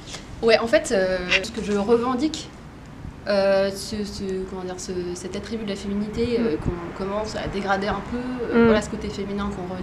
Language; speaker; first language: French; native; French